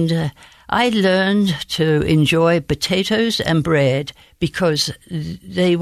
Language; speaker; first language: English; native; English